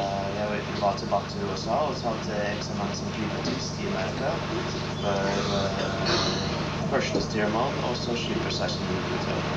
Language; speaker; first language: Norwegian; non-native, learner; English